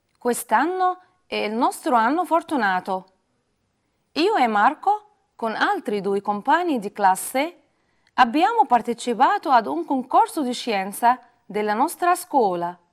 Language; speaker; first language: Italian; non-native, fluent; Arabic